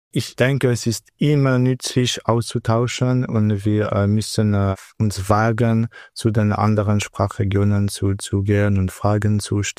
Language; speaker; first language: German; non-native, local second language; French